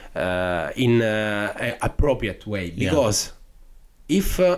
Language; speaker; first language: English; non-native, fluent; Italian